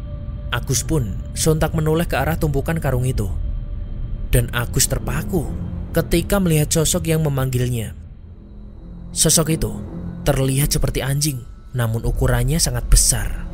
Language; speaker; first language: Indonesian; native; Indonesian